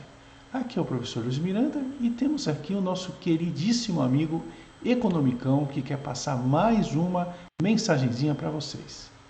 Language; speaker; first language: Portuguese; native; Portuguese